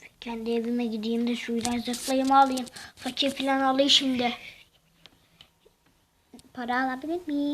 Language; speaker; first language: Turkish; native; Turkish